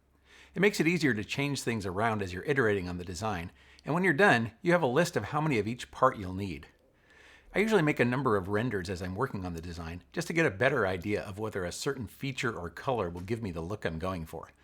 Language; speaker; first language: English; native; English